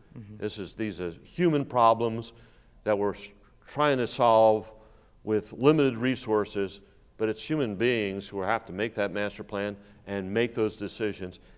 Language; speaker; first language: English; native; English